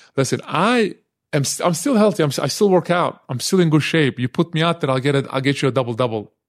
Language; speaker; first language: English; non-native, fluent; Turkish